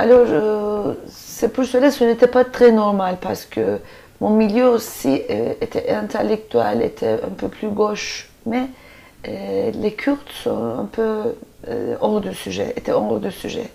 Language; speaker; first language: French; non-native, fluent; Turkish